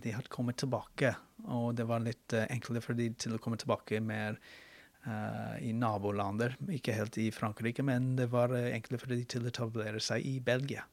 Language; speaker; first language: Norwegian; non-native, fluent; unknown